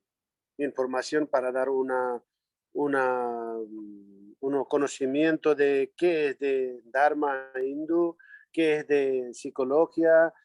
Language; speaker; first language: Spanish; non-native, learner; Nepali